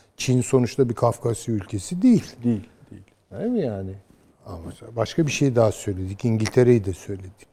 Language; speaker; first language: Turkish; native; Turkish